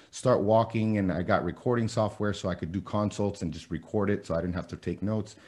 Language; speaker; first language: English; early bilingual, other home language; Spanish